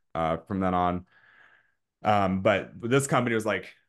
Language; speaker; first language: English; native; English